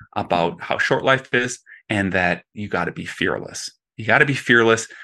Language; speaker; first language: English; native; English